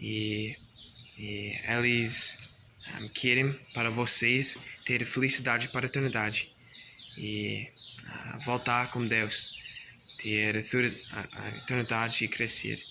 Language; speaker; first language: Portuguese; non-native, learner; English